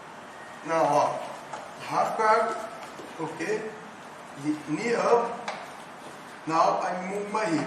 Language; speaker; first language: English; non-native, learner; Portuguese